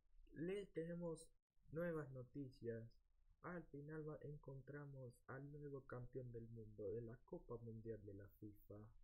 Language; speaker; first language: Spanish; early bilingual, heritage; Spanish